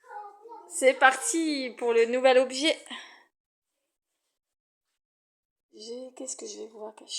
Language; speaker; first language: French; native; French